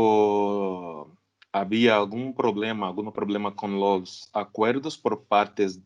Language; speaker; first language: Spanish; non-native, fluent; Portuguese